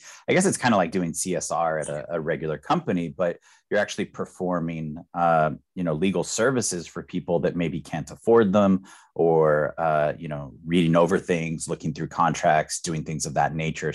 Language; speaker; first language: English; native; English